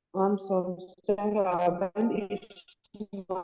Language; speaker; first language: German; non-native, learner; Malayalam